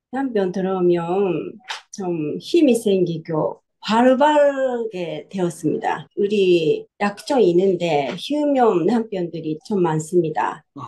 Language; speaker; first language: Korean; non-native, fluent; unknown